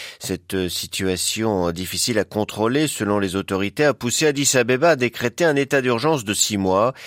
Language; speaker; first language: French; native; French